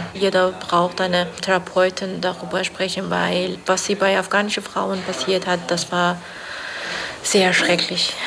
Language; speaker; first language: German; non-native, learner; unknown